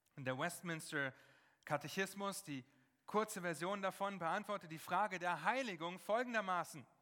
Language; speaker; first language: German; non-native, fluent; English